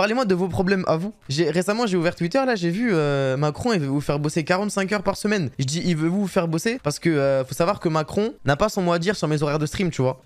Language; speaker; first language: French; native; French